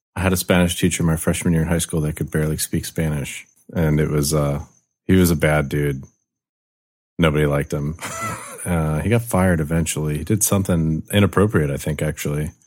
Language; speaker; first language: English; native; English